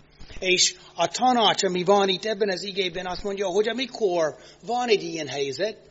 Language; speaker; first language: Hungarian; non-native, fluent; English